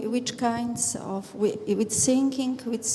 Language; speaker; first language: English; non-native, learner; French